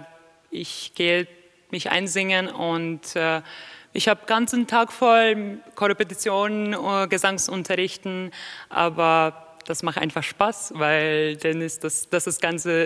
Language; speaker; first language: German; non-native, fluent; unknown